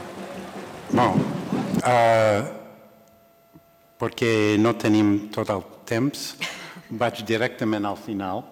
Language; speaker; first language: Catalan; non-native, learner; English